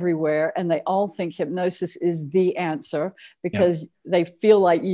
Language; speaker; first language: English; native; English